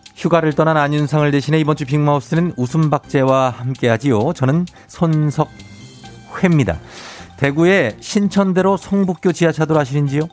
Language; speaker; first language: Korean; native; Korean